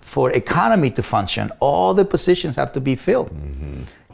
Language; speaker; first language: English; non-native, fluent; Spanish